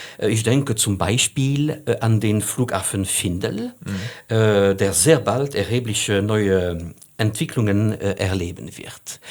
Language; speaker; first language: German; non-native, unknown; French